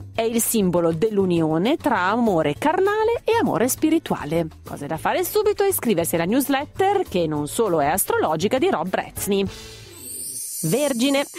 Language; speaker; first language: Italian; native; Italian